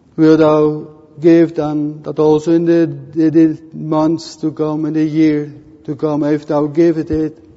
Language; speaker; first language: English; non-native, fluent; Dutch